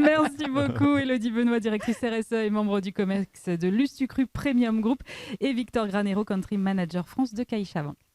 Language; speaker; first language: French; native; French